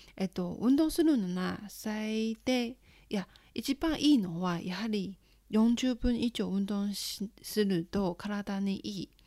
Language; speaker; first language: Japanese; non-native, fluent; Chinese